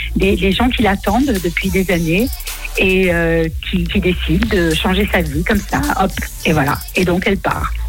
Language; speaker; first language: French; native; French